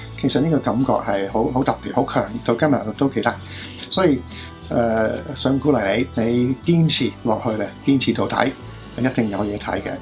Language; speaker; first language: Cantonese; non-native, fluent; English